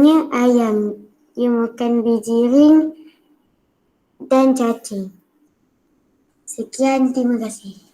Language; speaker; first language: Malay; native; Malay